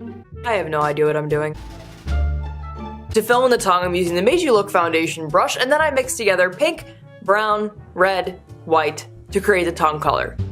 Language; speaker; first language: English; native; English